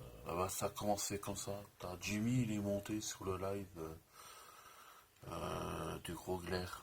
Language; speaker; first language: French; native; French